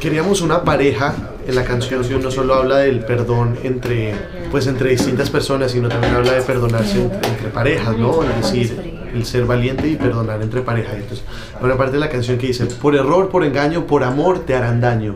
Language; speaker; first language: Spanish; native; Spanish